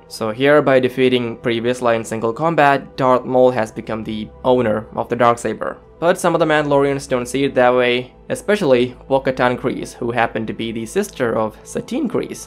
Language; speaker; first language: English; native; English